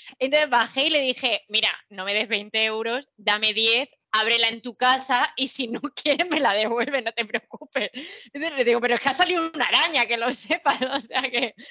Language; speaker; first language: Spanish; native; Spanish